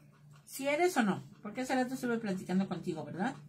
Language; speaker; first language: Spanish; native; Spanish